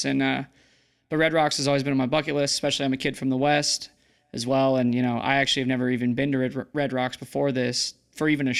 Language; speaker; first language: English; native; English